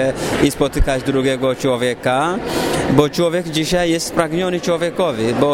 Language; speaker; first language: Polish; non-native, fluent; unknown